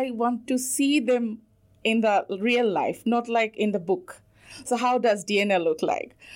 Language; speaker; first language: English; non-native, local second language; Bangla